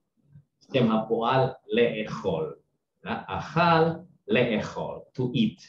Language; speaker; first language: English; non-native, fluent; Indonesian